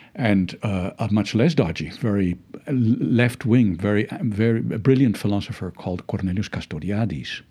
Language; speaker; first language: English; early bilingual, other home language; Spanish